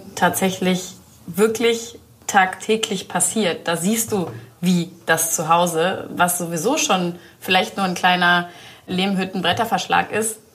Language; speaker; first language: German; native; German